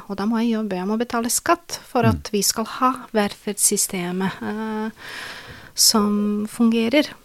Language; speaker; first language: Norwegian; non-native, fluent; Serbian